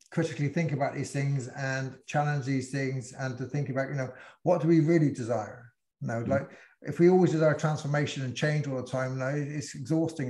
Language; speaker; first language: English; native; English